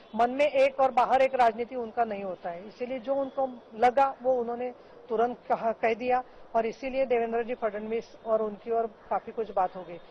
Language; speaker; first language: Hindi; non-native, local second language; Marathi